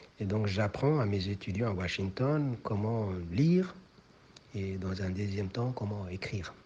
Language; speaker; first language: French; non-native, local second language; Somali